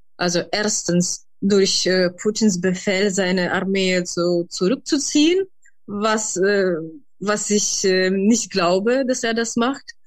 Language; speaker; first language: German; non-native, fluent; Ukrainian